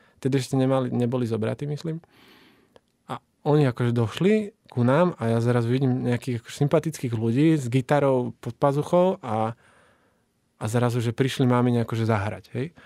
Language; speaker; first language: Slovak; native; Slovak